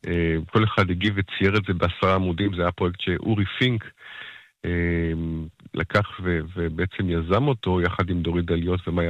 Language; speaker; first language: Hebrew; native; Hebrew